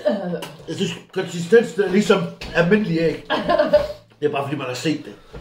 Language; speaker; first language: Danish; native; Danish